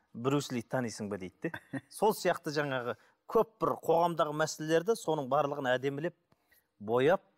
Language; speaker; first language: Kazakh; native; Kazakh